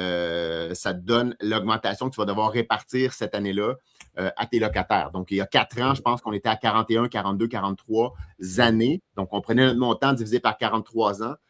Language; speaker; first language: French; native; French